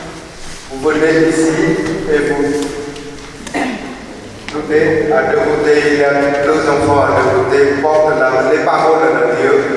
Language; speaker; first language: French; non-native, fluent; Vietnamese